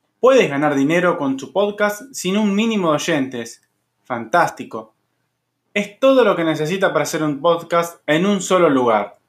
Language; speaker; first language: Spanish; native; Spanish